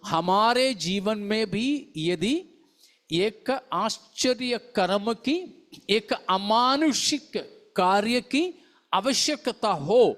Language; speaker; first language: Hindi; non-native, local second language; Malayalam